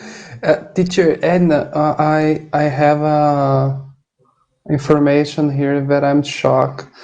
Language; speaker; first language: English; non-native, fluent; Portuguese